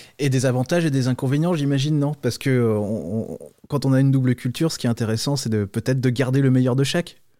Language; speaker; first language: French; native; French